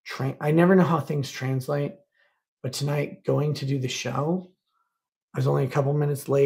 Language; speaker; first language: English; native; English